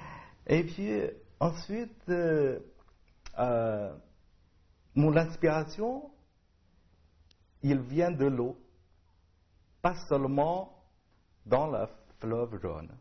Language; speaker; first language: French; non-native, learner; Chinese